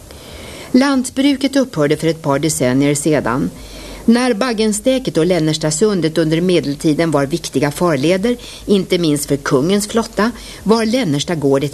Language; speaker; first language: Swedish; native; Swedish